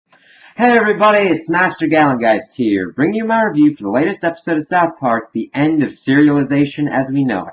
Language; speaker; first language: English; native; English